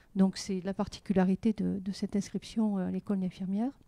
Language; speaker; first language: French; native; French